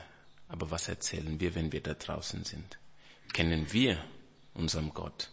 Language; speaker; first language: German; non-native, fluent; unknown